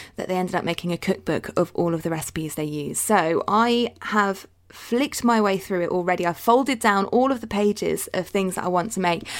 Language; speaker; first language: English; native; English